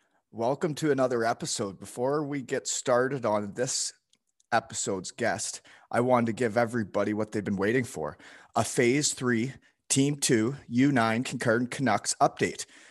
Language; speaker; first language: English; native; English